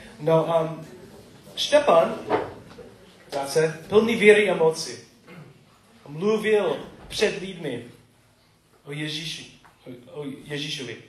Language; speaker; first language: Czech; non-native, learner; English